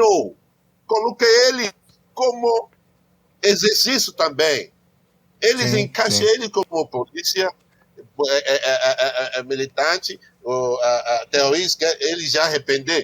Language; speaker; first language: Portuguese; non-native, learner; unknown